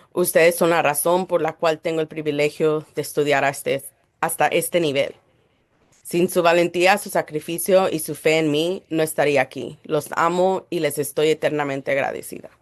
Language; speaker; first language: Spanish; early bilingual, heritage; Spanish